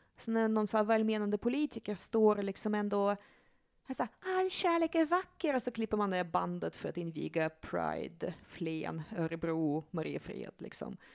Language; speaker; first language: Swedish; early bilingual, other home language; Russian